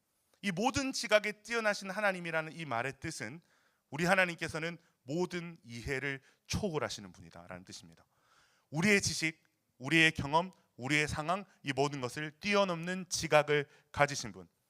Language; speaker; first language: Korean; native; Korean